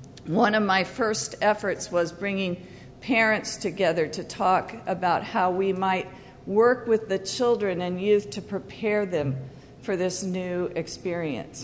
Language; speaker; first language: English; native; English